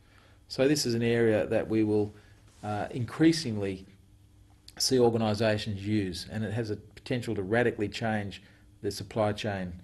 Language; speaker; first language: English; native; English